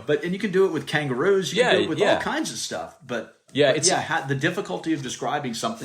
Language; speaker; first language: English; native; English